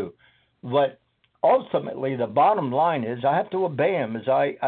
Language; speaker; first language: English; native; English